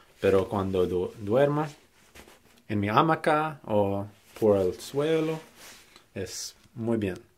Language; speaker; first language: Spanish; non-native, learner; English